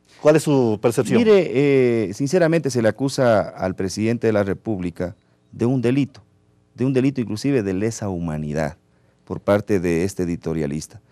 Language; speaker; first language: Spanish; native; Spanish